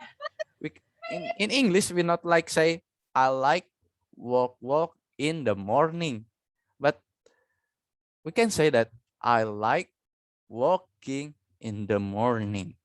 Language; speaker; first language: English; non-native, learner; Indonesian